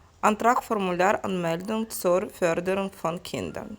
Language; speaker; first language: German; non-native, learner; Ukrainian